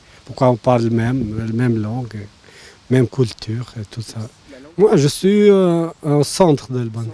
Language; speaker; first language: French; non-native, learner; Albanian